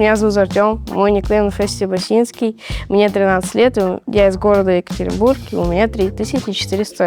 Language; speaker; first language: Russian; native; Russian